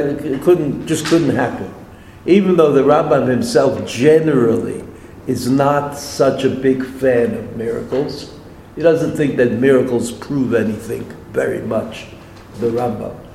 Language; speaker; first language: English; native; English